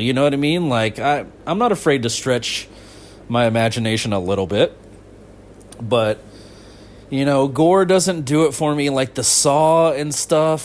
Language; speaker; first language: English; native; English